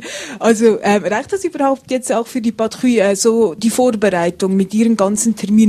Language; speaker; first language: German; native; German